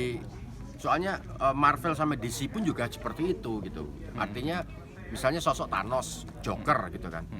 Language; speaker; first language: Indonesian; native; Indonesian